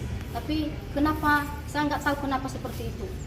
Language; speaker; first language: Indonesian; non-native, local second language; Nias